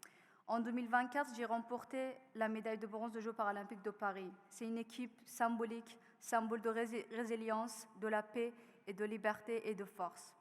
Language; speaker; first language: French; non-native, learner; Persian